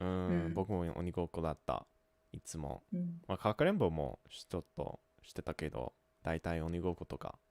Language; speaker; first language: Japanese; early bilingual, heritage; Japanese